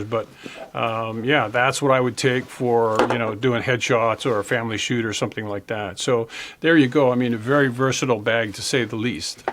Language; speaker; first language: English; native; English